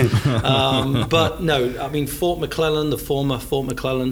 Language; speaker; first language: English; native; English